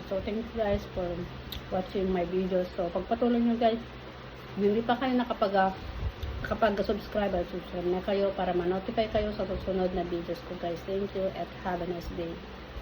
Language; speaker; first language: Filipino; non-native, local second language; Iloko